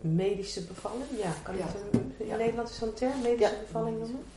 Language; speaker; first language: Dutch; native; Dutch